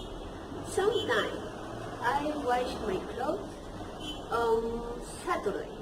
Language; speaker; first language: English; non-native, learner; Spanish